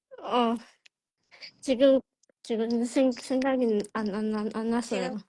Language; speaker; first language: Korean; non-native, fluent; Chinese